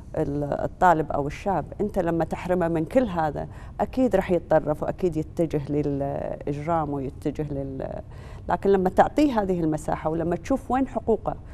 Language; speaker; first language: Arabic; native; Arabic